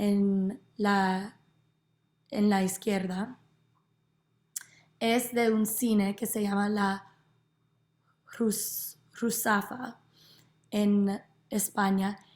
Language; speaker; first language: Spanish; non-native, learner; English